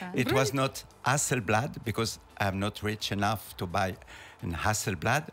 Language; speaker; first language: English; non-native, learner; French